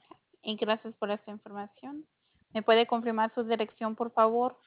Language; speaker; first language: Spanish; early bilingual, heritage; Spanish